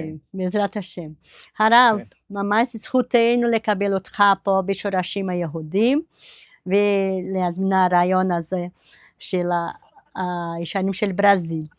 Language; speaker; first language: Hebrew; non-native, fluent; Portuguese